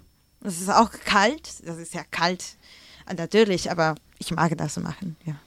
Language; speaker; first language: German; non-native, learner; Spanish